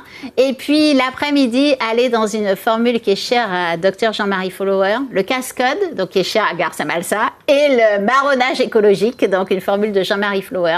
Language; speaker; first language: French; native; French